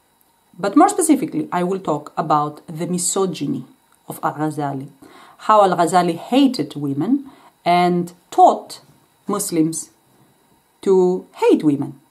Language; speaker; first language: English; non-native, fluent; Greek